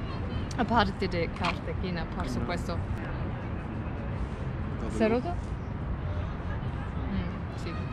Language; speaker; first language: Spanish; non-native, learner; German